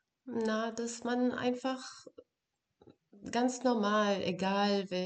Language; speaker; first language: German; non-native, fluent; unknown